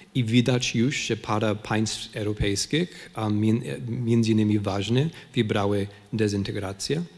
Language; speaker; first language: Polish; non-native, fluent; English